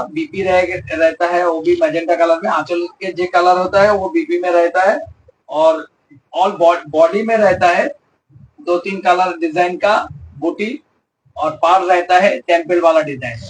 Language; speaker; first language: Hindi; non-native, local second language; Bangla